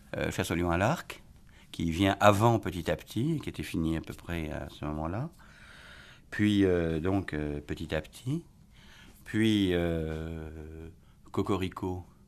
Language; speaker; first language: French; native; French